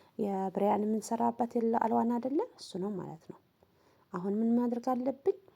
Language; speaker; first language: Amharic; non-native, local second language; Tigrinya